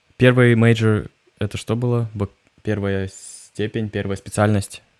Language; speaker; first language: Russian; native; Russian